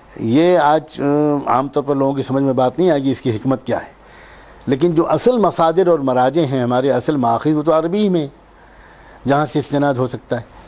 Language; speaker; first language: Urdu; native; Urdu